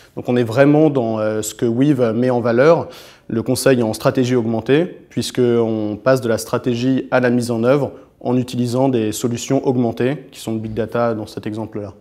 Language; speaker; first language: French; native; French